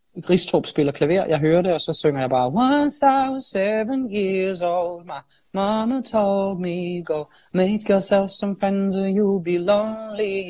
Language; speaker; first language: English; non-native, fluent; Danish